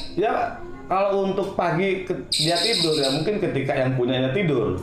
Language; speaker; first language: Indonesian; non-native, local second language; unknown